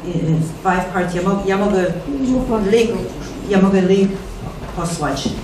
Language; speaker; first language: Polish; early bilingual, heritage; English